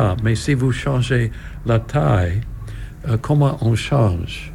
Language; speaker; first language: French; non-native, learner; English